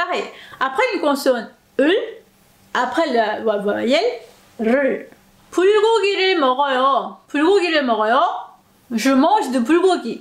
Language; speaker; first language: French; non-native, fluent; Korean